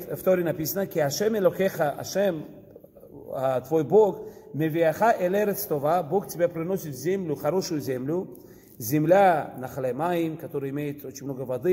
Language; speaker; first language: Russian; early bilingual, heritage; Russian